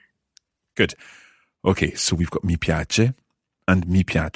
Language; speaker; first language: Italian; non-native, fluent; English